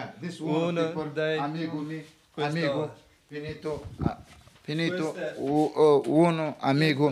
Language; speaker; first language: Italian; non-native, learner; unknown